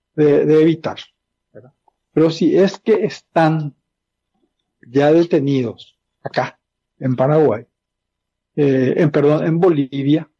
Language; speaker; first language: Spanish; native; Spanish